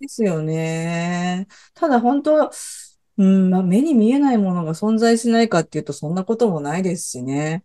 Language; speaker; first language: Japanese; native; Japanese